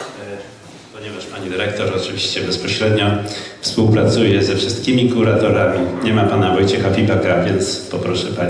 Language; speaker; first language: Polish; native; Polish